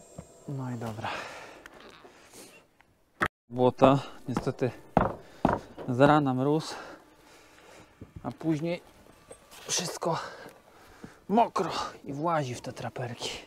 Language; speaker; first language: Polish; native; Polish